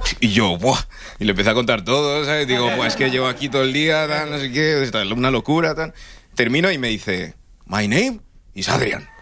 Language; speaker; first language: Spanish; early bilingual, other home language; English